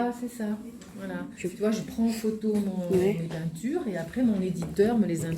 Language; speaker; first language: French; native; French